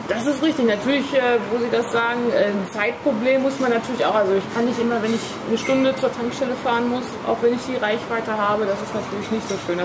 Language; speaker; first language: German; native; German